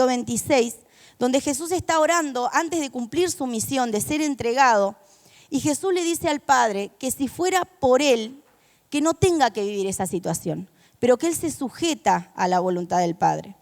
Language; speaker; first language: Spanish; native; Spanish